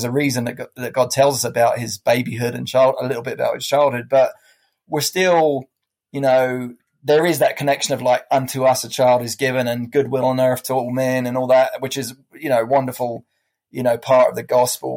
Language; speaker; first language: English; native; English